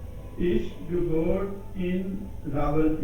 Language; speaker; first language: German; non-native, learner; Urdu